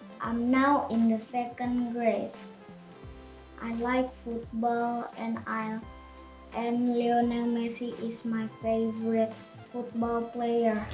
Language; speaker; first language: English; non-native, learner; Indonesian